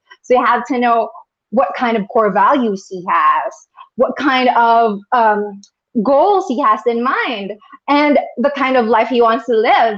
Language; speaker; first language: English; non-native, local second language; Bikol